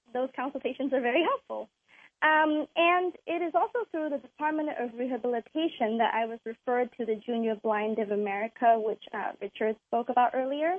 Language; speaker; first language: English; non-native, local second language; Cantonese